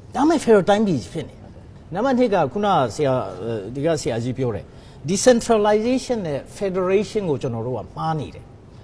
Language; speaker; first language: Burmese; non-native, local second language; Hakha Chin